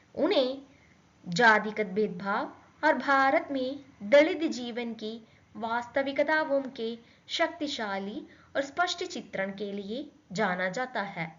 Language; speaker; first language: Hindi; non-native, local second language; Malayalam